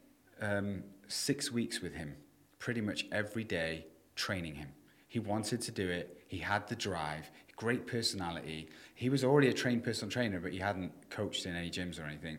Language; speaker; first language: English; native; English